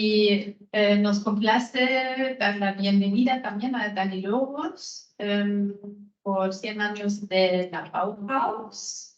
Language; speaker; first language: Spanish; non-native, fluent; German